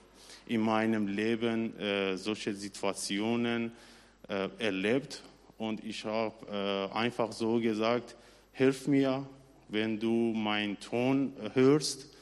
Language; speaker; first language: German; non-native, learner; Persian